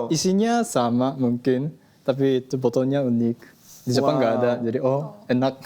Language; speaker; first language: Indonesian; non-native, fluent; Japanese